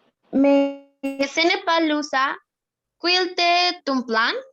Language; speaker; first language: French; non-native, learner; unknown